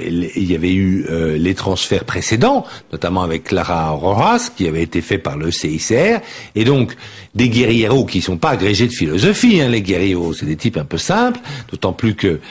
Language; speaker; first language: French; native; French